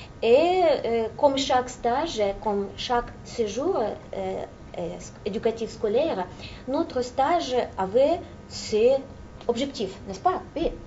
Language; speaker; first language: French; non-native, fluent; Russian